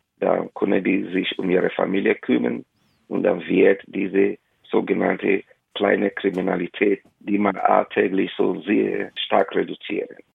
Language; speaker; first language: German; non-native, fluent; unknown